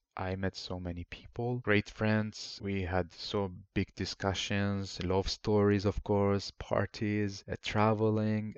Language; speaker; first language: English; non-native, fluent; Arabic